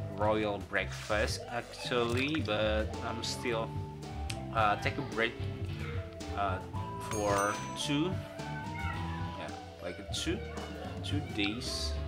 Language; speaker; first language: English; non-native, learner; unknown